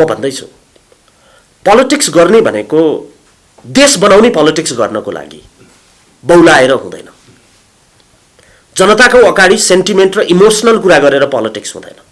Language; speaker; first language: Nepali; native; Nepali